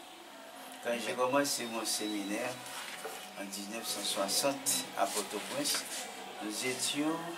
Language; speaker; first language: French; non-native, local second language; Haitian Creole